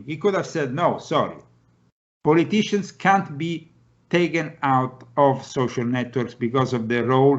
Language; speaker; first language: English; non-native, fluent; Italian